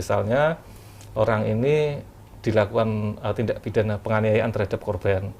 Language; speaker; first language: Indonesian; native; Indonesian